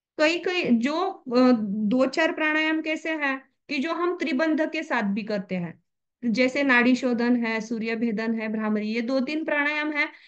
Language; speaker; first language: Hindi; native; Hindi